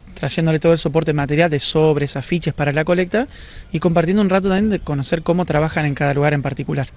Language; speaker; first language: Spanish; native; Spanish